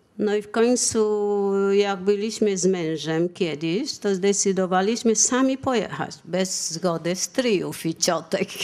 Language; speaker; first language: Polish; non-native, fluent; Vietnamese